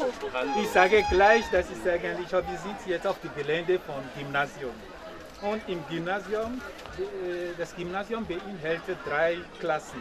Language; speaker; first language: German; non-native, learner; French